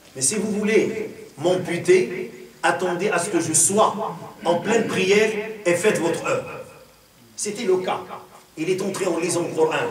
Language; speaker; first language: French; non-native, local second language; Arabic